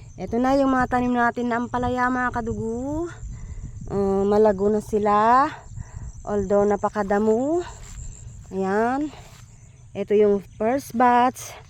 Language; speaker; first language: Filipino; non-native, local second language; Iloko